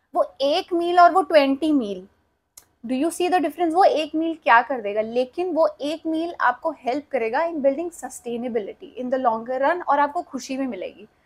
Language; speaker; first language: Hindi; native; Hindi